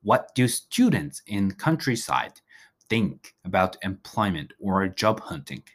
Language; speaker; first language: English; non-native, fluent; Japanese